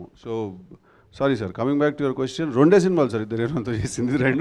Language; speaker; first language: Telugu; native; Telugu